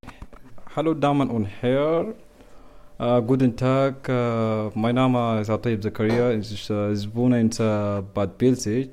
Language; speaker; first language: German; non-native, learner; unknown